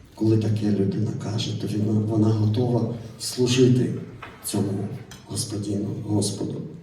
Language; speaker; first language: Ukrainian; native; Ukrainian